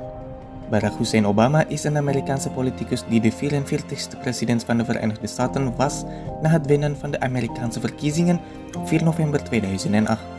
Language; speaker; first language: Dutch; non-native, fluent; Indonesian